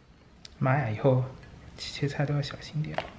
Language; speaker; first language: Chinese; native; Chinese